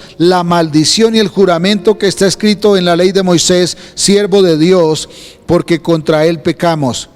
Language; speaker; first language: Spanish; native; Spanish